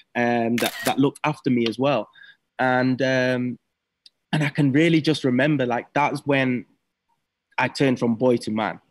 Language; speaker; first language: English; native; English